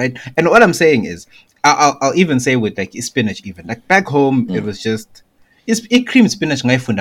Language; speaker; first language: English; non-native, local second language; Shona